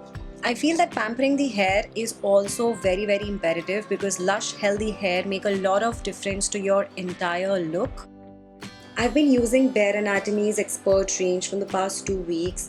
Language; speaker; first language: English; non-native, local second language; Hindi